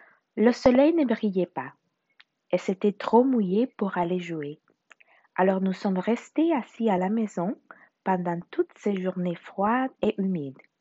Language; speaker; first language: French; non-native, learner; Spanish